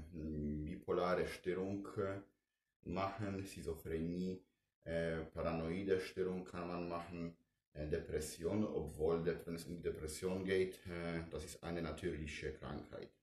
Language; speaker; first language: German; non-native, fluent; Polish